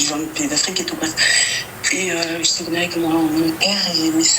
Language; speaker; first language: French; native; French